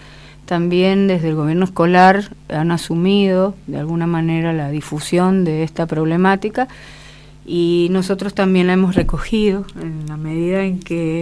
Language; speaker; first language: Spanish; native; Spanish